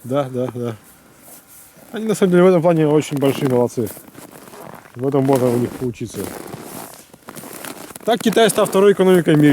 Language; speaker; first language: Russian; native; Russian